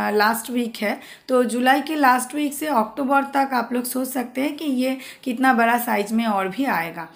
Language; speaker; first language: Hindi; non-native, local second language; Bangla